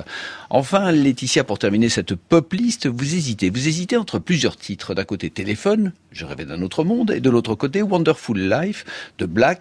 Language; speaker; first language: French; native; French